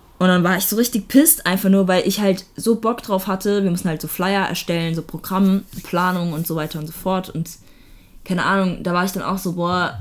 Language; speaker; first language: German; native; German